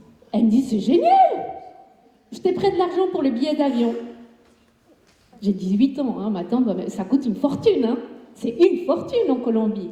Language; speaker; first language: French; non-native, fluent; Spanish